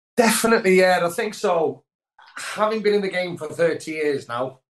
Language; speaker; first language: English; non-native, local second language; Welsh